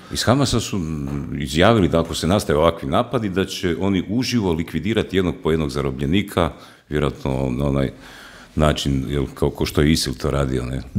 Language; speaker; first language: Croatian; native; Croatian